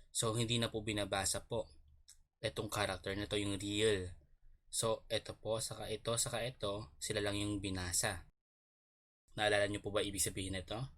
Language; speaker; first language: Filipino; native; Filipino